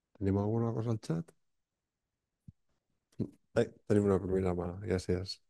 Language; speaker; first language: Catalan; native; Catalan